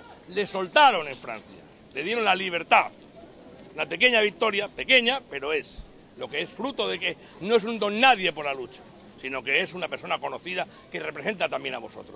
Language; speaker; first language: Spanish; native; Spanish